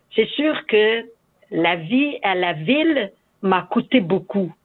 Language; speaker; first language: French; native; French